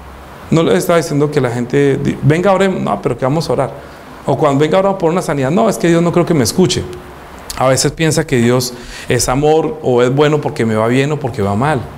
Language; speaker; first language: Spanish; native; Spanish